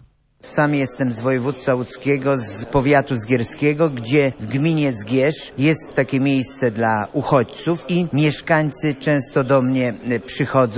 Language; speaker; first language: Polish; native; Polish